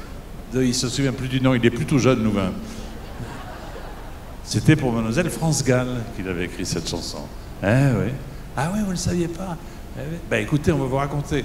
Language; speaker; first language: French; native; French